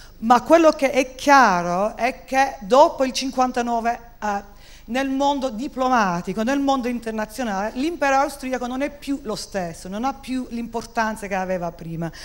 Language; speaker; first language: Italian; non-native, fluent; English